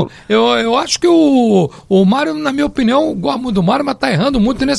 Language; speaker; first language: Portuguese; native; Portuguese